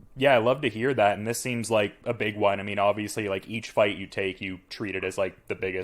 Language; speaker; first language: English; native; English